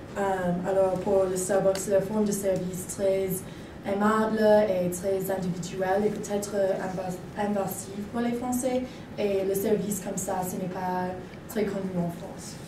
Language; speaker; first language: French; non-native, learner; English